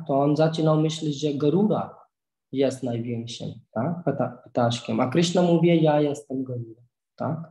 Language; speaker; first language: Polish; non-native, learner; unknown